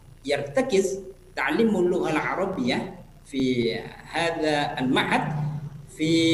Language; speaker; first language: Arabic; non-native, fluent; Indonesian